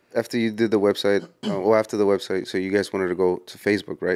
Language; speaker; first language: English; early bilingual, other home language; Spanish